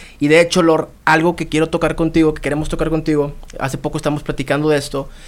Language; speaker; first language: Spanish; native; Spanish